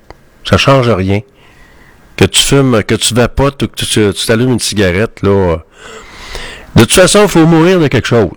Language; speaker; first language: French; native; French